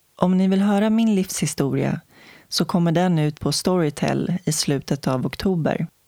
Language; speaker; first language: Swedish; native; Swedish